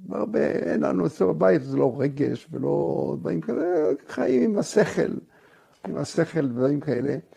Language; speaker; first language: Hebrew; native; Hebrew